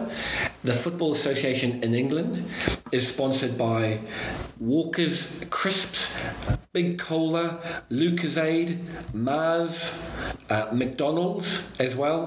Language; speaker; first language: English; native; English